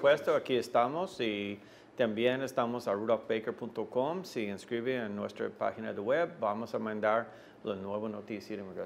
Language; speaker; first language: Spanish; non-native, fluent; English